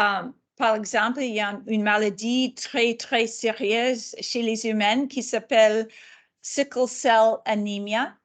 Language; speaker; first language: French; non-native, fluent; English